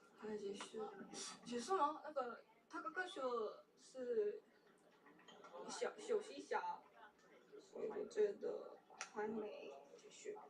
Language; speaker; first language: Chinese; non-native, learner; Korean